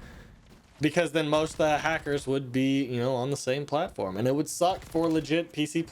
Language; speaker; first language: English; native; English